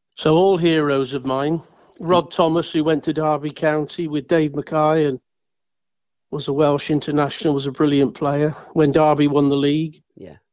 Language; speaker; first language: English; native; English